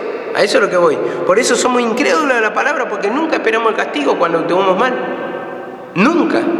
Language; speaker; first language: Spanish; native; Spanish